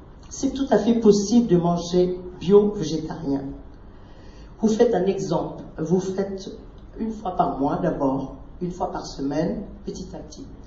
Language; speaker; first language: French; non-native, fluent; Vietnamese